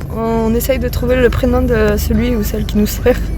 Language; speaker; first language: French; native; French